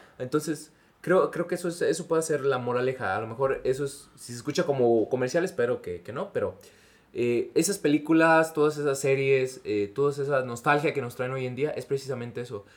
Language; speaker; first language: Spanish; native; Spanish